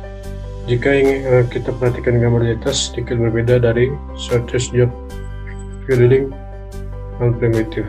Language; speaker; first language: Indonesian; native; Indonesian